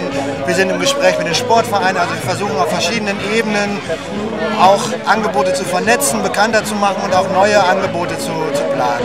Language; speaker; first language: German; native; German